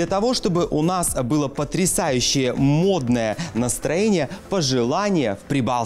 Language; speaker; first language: Russian; native; Russian